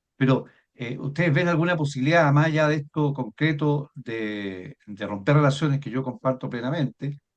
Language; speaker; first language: Spanish; native; Spanish